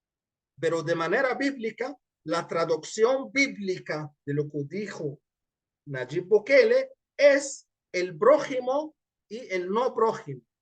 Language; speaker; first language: Spanish; non-native, fluent; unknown